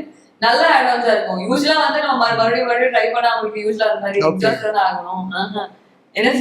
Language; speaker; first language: Tamil; native; Tamil